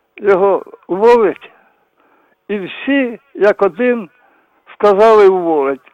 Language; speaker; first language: Ukrainian; non-native, local second language; Russian